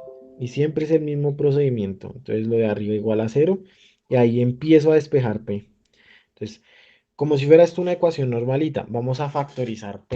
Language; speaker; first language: Spanish; native; Spanish